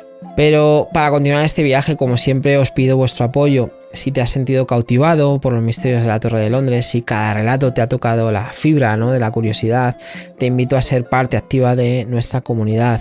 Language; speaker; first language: Spanish; native; Spanish